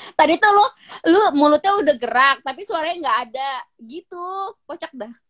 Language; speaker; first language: Indonesian; native; Indonesian